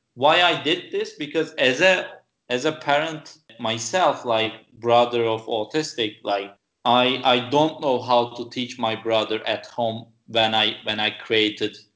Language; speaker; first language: English; non-native, fluent; Turkish